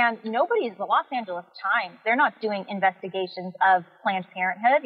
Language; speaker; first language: English; native; English